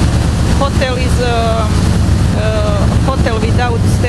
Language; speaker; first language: English; non-native, learner; Croatian